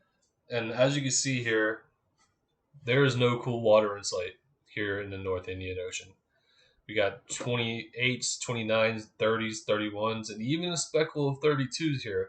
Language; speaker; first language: English; native; English